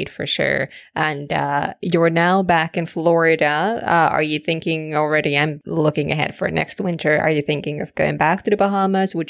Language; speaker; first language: English; native; English